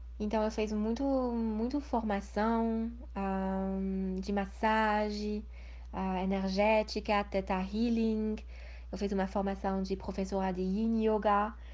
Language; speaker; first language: Portuguese; early bilingual, heritage; Portuguese